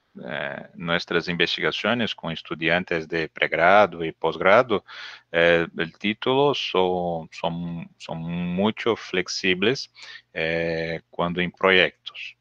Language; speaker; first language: Spanish; non-native, learner; Portuguese